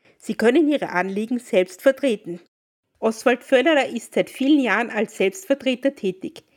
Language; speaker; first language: German; native; German